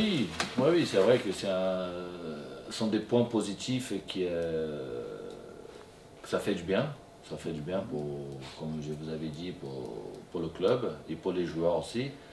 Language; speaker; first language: French; non-native, fluent; Portuguese